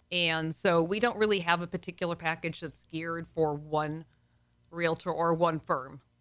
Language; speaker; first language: English; native; English